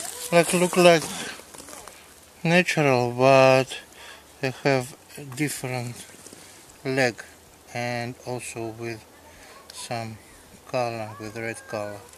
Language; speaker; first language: English; non-native, learner; Russian